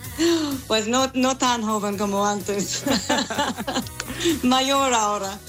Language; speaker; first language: Spanish; non-native, learner; English